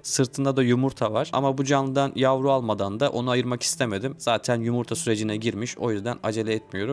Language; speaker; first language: Turkish; native; Turkish